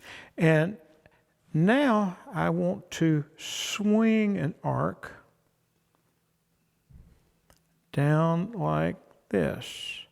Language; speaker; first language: English; native; English